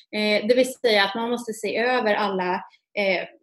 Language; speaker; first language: Swedish; native; Swedish